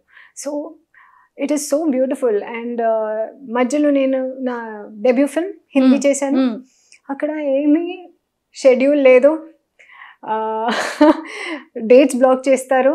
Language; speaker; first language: Telugu; non-native, learner; Hindi